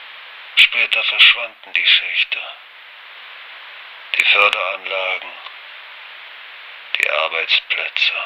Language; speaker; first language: German; native; German